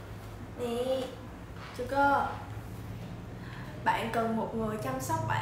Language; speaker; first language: Chinese; non-native, learner; Vietnamese